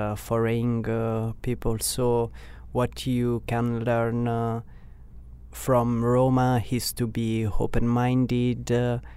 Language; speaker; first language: English; non-native, learner; Italian